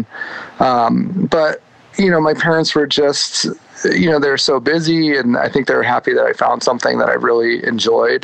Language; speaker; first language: English; native; English